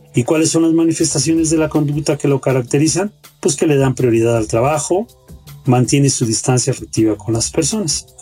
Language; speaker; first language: Spanish; native; Spanish